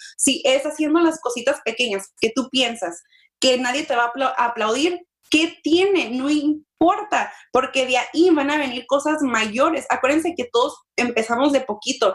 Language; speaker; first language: Spanish; early bilingual, heritage; Spanish